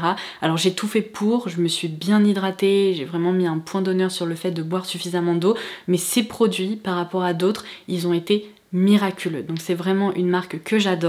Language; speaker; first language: French; native; French